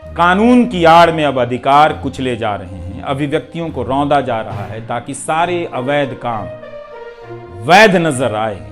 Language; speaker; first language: Hindi; non-native, local second language; Bhojpuri